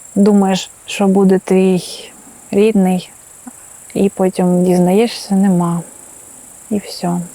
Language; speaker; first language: Ukrainian; non-native, local second language; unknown